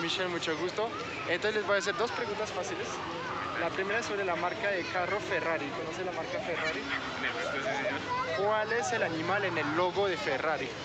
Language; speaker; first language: Spanish; non-native, fluent; French